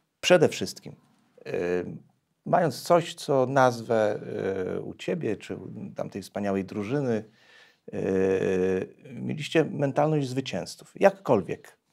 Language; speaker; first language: Polish; native; Polish